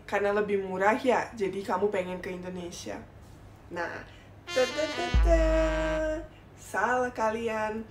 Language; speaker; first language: Indonesian; non-native, fluent; Bosnian